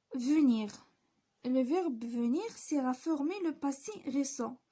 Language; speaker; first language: French; non-native, local second language; Arabic